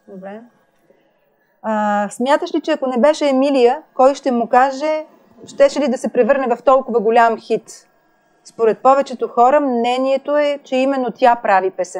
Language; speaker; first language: Bulgarian; native; Bulgarian